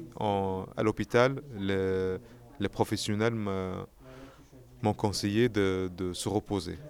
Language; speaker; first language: French; non-native, fluent; Arabic